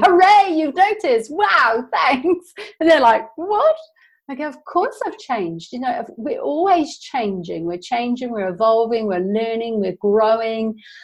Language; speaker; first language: English; native; English